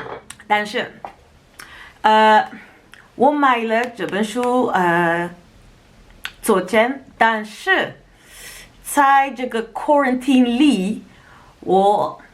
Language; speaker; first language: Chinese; non-native, learner; Dutch